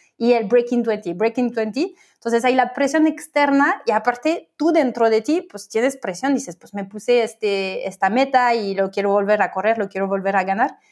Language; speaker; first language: Spanish; non-native, fluent; French